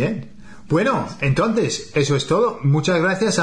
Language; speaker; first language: Spanish; non-native, fluent; English